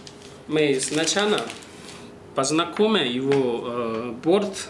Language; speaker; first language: Russian; non-native, learner; Chinese